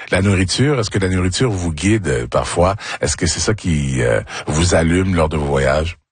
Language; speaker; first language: French; native; French